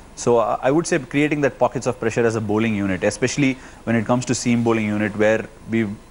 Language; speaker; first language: English; non-native, local second language; Tamil